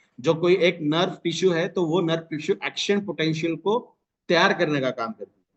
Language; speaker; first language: Hindi; non-native, local second language; Marathi